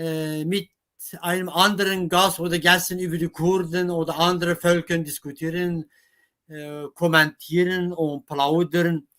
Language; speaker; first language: German; non-native, fluent; Kurdish